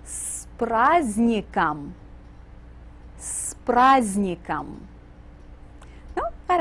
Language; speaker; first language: Russian; non-native, fluent; English